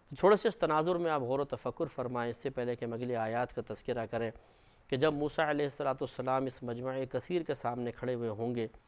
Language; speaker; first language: Urdu; native; Urdu